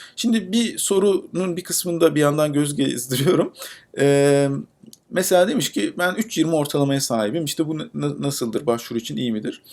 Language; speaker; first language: Turkish; native; Turkish